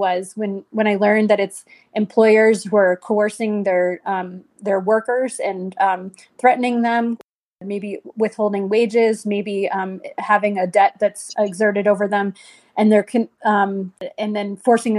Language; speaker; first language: English; native; English